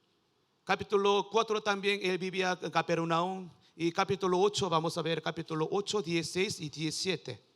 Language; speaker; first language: Spanish; non-native, learner; Korean